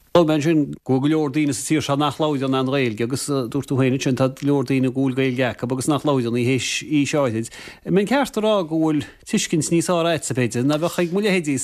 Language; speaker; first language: Irish; native; Irish